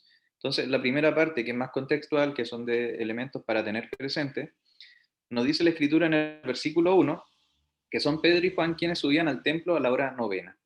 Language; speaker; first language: Spanish; native; Spanish